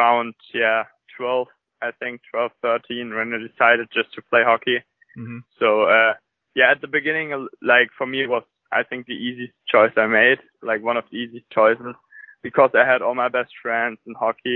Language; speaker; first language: English; non-native, fluent; German